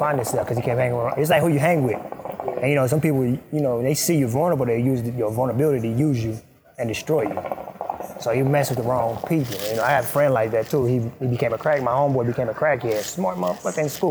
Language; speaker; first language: English; non-native, fluent; Arabic